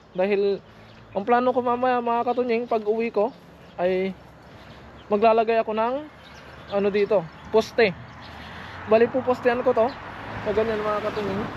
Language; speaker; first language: Filipino; non-native, local second language; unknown